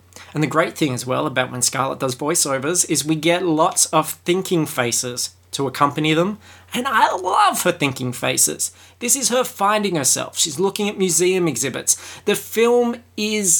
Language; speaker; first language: English; native; English